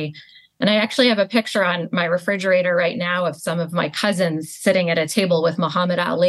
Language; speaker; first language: English; native; English